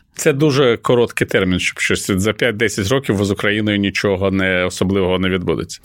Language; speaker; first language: Ukrainian; non-native, local second language; Russian